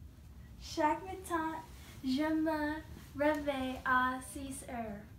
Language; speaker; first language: French; non-native, learner; English